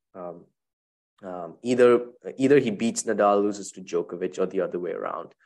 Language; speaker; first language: English; non-native, local second language; Tamil